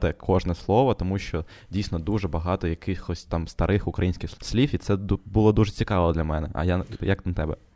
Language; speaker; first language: Ukrainian; non-native, local second language; Russian